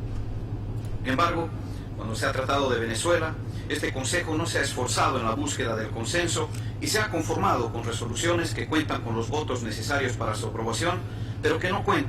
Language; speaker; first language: Spanish; native; Spanish